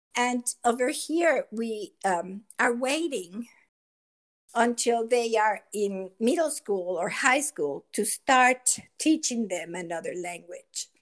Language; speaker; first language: English; non-native, fluent; Spanish